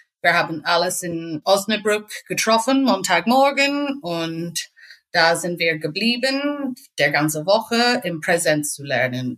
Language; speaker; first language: German; non-native, fluent; English